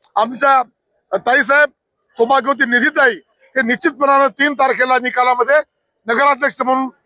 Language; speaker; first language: Marathi; native; Marathi